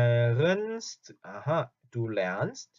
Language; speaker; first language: German; non-native, fluent; Korean